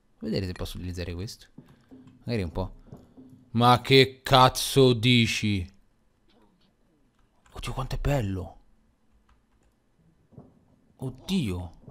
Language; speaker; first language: Italian; native; Italian